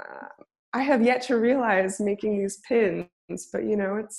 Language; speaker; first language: English; native; English